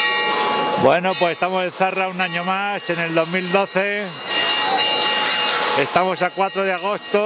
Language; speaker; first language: Spanish; native; Spanish